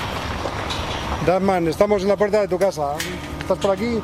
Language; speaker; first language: Spanish; native; Spanish